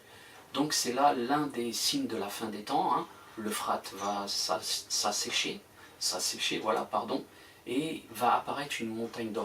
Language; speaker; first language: French; native; French